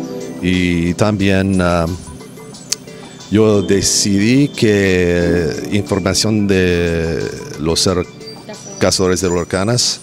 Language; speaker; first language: Spanish; non-native, learner; English